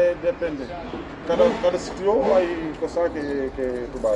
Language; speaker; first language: Spanish; non-native, learner; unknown